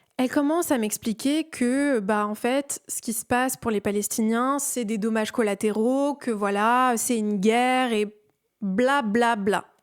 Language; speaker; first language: French; early bilingual, other home language; Persian